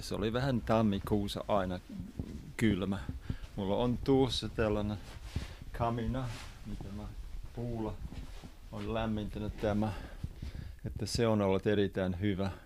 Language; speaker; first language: Finnish; non-native, fluent; English